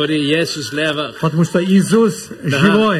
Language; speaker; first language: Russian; non-native, learner; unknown